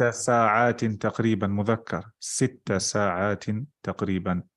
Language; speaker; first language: Arabic; non-native, fluent; English